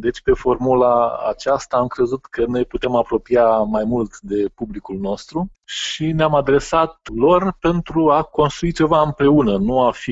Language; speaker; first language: Romanian; native; Romanian